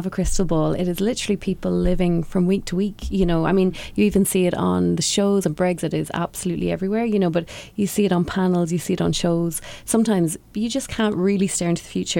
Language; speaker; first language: English; native; English